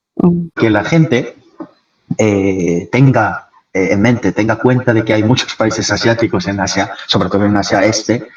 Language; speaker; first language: Spanish; non-native, fluent; Korean